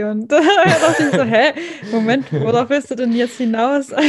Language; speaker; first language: German; native; German